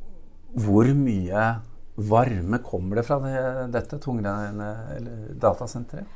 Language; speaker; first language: Norwegian; native; Norwegian